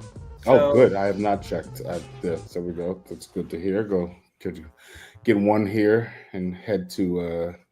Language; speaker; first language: English; native; English